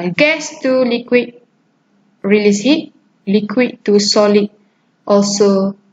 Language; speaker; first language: English; non-native, local second language; Malay